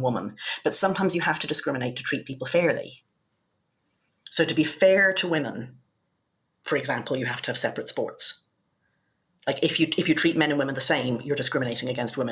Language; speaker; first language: English; native; English